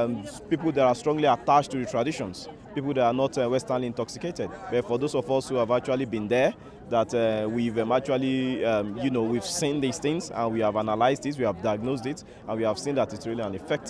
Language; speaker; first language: English; non-native, local second language; Yoruba